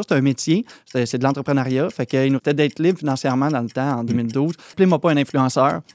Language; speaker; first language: French; native; French